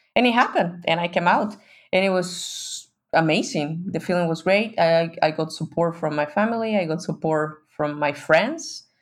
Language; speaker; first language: English; non-native, fluent; Spanish